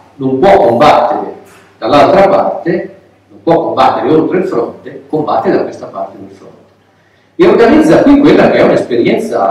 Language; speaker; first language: Italian; native; Italian